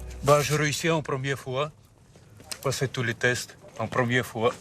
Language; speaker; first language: French; non-native, learner; Russian